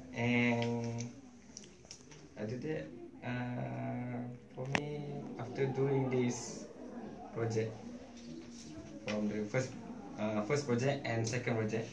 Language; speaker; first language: English; non-native, learner; Malay